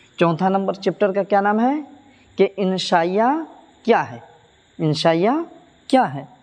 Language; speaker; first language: Urdu; native; Urdu